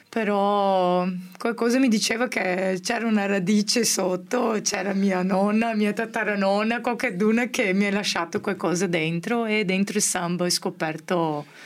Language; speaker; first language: Italian; non-native, fluent; Portuguese